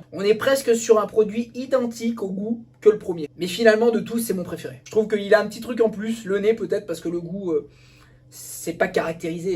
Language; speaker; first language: French; native; French